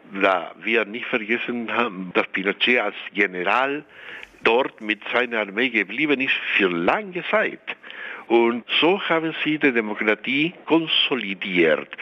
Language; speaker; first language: German; non-native, fluent; Spanish